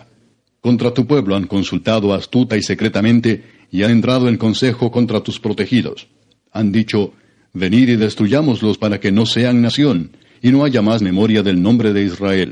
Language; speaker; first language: Spanish; native; Spanish